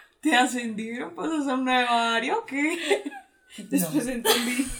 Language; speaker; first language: Spanish; native; Spanish